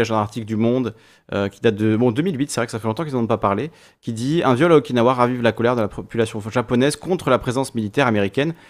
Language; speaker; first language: French; native; French